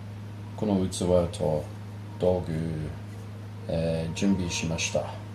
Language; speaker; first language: Japanese; non-native, learner; English